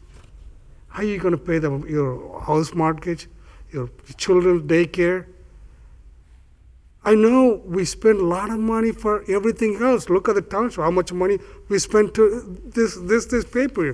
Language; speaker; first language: English; non-native, fluent; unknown